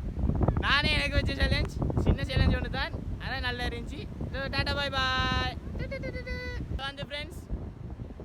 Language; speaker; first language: Tamil; native; Tamil